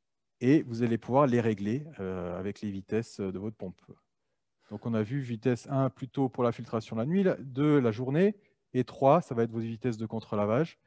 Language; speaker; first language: French; native; French